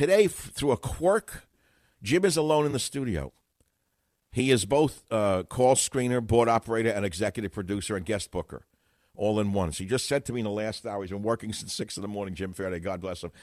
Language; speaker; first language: English; native; English